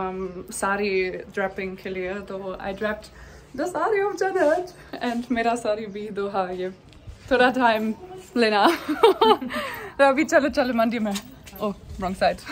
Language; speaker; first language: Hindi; non-native, learner; German